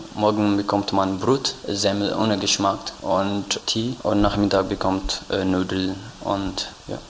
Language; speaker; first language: German; non-native, learner; Tigrinya